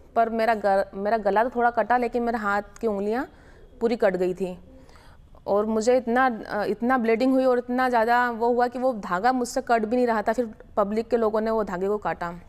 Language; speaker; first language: Hindi; native; Hindi